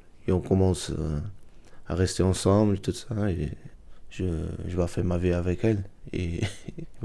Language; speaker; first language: French; non-native, learner; Portuguese